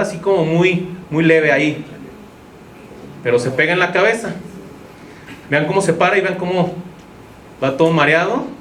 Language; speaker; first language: Spanish; native; Spanish